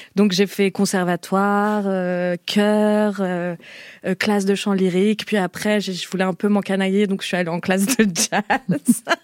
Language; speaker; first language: French; early bilingual, other home language; Portuguese